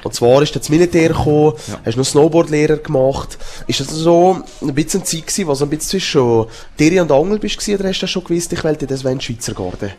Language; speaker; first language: German; native; German